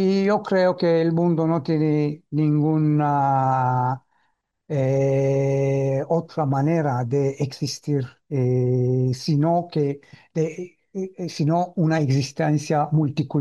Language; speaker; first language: Spanish; early bilingual, heritage; Ladino